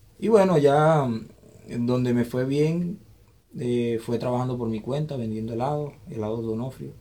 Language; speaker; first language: Spanish; native; Spanish